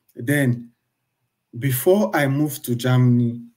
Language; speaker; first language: English; non-native, local second language; Igbo